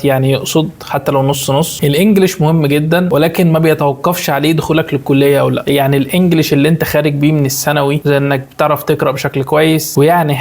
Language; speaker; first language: Arabic; native; Arabic